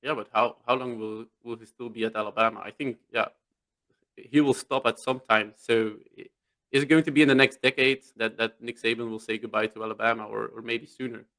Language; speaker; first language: English; non-native, fluent; Dutch